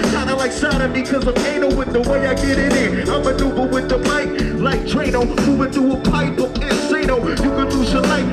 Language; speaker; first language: English; native; English